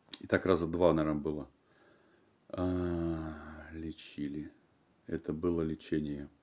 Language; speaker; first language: Russian; native; Russian